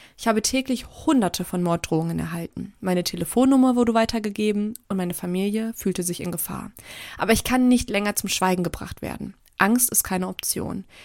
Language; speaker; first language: German; early bilingual, other home language; Turkish